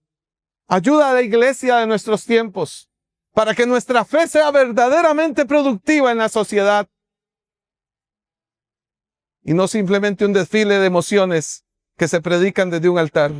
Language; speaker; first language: Spanish; native; Spanish